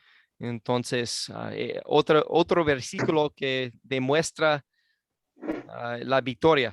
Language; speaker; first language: Spanish; non-native, fluent; English